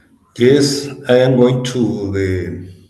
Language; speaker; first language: English; non-native, learner; Spanish